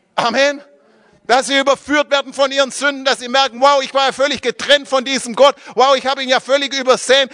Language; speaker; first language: German; native; German